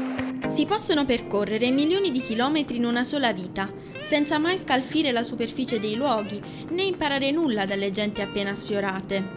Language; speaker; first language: Italian; native; Italian